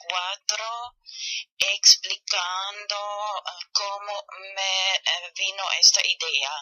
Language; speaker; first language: Spanish; non-native, fluent; German